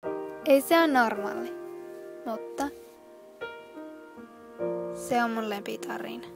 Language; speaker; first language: Finnish; non-native, learner; Spanish